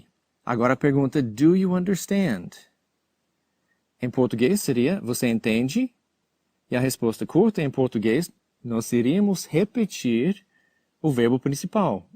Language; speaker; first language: Portuguese; non-native, fluent; English